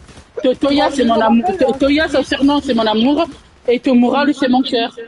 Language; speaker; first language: French; native; French